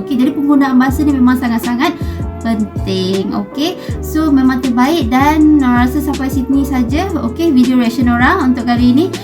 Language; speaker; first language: Malay; native; Malay